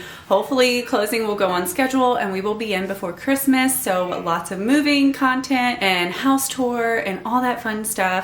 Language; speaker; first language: English; native; English